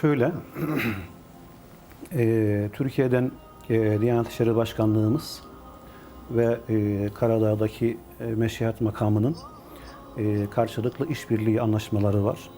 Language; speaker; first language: Turkish; native; Turkish